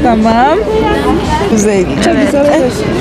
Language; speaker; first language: Turkish; non-native, learner; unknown